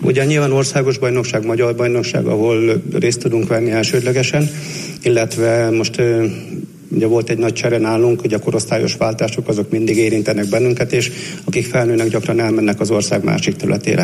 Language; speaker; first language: Hungarian; native; Hungarian